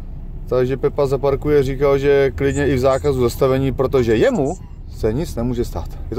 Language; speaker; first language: Czech; native; Czech